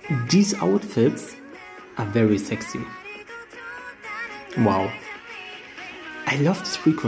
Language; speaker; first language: English; non-native, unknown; German